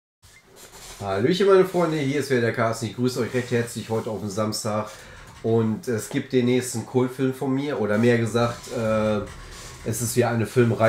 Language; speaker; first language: German; native; German